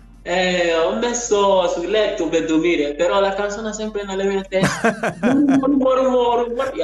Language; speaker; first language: Italian; non-native, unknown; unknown